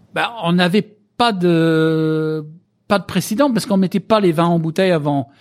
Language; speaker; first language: French; non-native, fluent; English